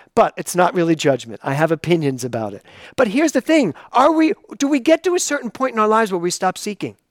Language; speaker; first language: English; native; English